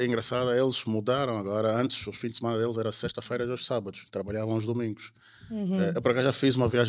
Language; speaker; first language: Portuguese; native; Portuguese